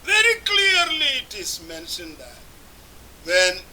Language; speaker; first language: English; non-native, local second language; Malayalam